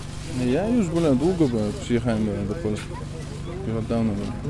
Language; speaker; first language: Polish; non-native, fluent; Chechen